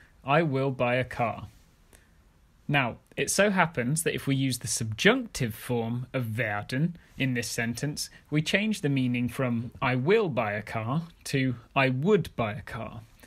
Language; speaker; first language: English; native; English